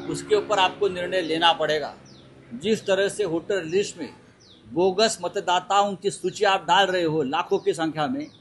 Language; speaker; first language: Hindi; non-native, local second language; Marathi